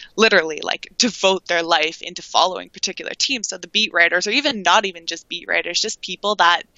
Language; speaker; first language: English; native; English